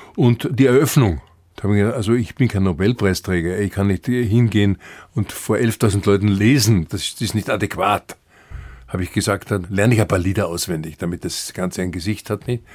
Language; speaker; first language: German; native; German